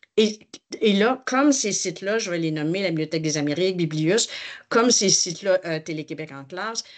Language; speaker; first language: French; native; French